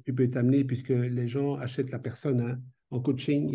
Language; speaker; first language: French; native; French